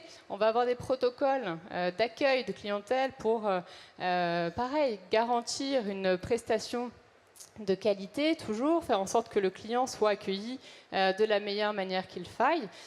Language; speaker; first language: French; native; French